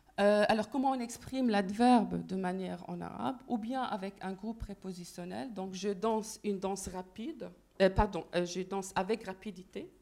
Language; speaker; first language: French; non-native, fluent; Arabic